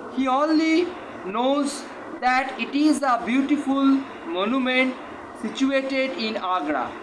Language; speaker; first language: English; non-native, local second language; Bangla